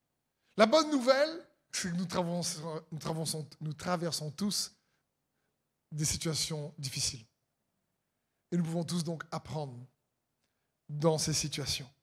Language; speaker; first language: French; native; French